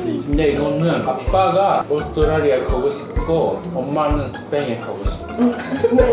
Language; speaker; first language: Korean; non-native, fluent; Japanese